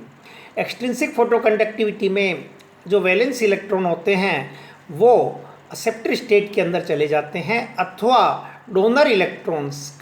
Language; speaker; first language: Hindi; native; Hindi